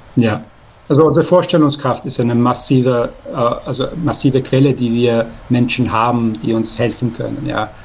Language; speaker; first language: German; early bilingual, other home language; Persian